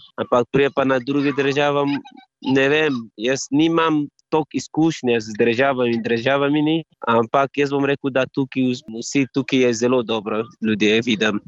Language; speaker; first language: Slovenian; non-native, learner; Igbo